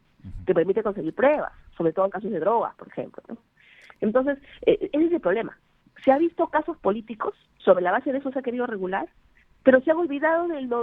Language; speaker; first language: Spanish; native; Spanish